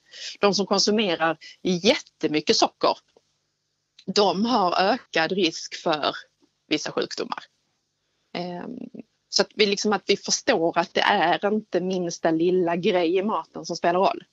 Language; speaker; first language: Swedish; native; Swedish